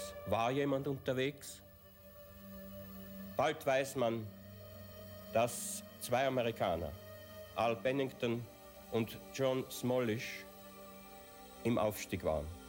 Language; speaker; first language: German; native; German